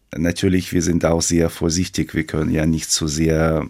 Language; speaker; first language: German; non-native, fluent; Ukrainian